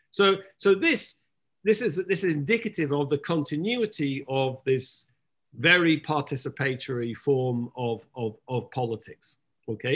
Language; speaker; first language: English; native; English